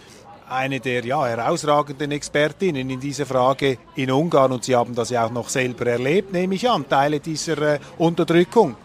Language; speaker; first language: German; native; German